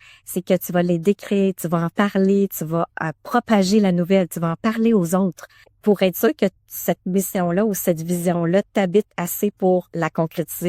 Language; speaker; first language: French; native; French